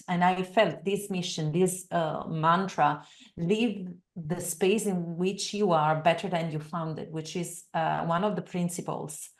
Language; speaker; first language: English; non-native, fluent; Italian